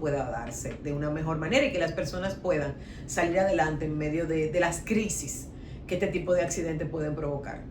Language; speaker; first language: Spanish; native; Spanish